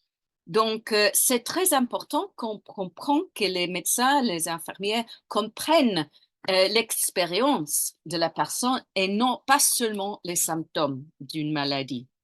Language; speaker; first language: French; non-native, fluent; English